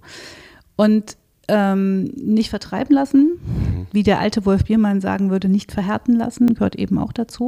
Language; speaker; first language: German; native; German